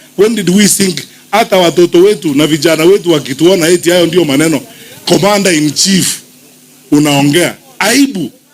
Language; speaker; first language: Swahili; non-native, local second language; Gusii